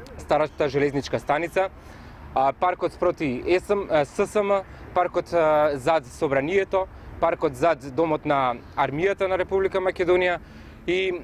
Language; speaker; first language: Macedonian; native; Macedonian